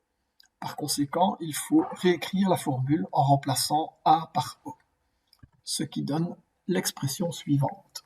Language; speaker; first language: French; native; French